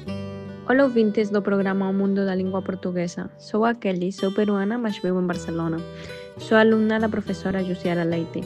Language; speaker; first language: Portuguese; non-native, learner; Spanish